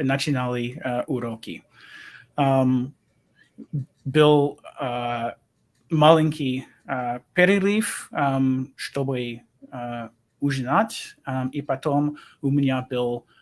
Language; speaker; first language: Russian; non-native, learner; English